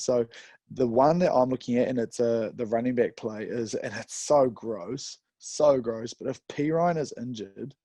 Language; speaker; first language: English; native; English